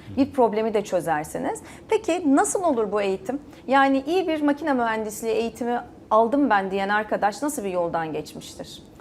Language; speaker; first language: Turkish; native; Turkish